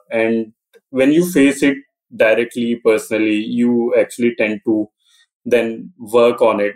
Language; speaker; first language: English; non-native, local second language; Hindi